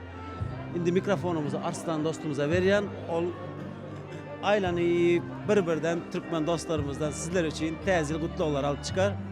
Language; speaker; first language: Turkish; non-native, learner; Turkmen